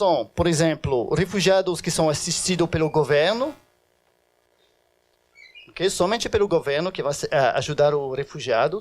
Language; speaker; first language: Portuguese; non-native, fluent; French